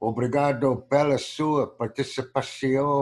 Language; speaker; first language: Portuguese; non-native, learner; English